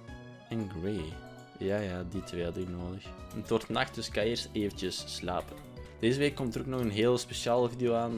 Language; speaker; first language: Dutch; native; Dutch